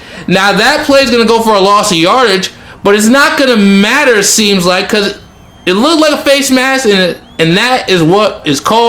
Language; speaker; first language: English; native; English